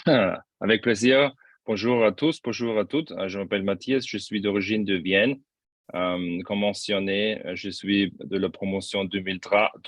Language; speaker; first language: French; non-native, fluent; German